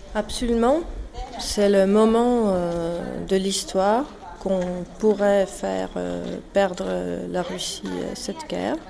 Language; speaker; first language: French; non-native, fluent; Estonian